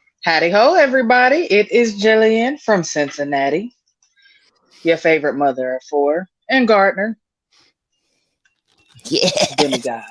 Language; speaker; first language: English; native; English